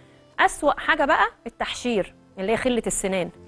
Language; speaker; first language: Arabic; native; Arabic